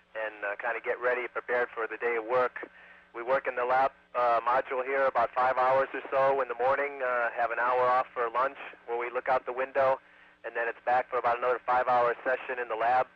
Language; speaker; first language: English; native; English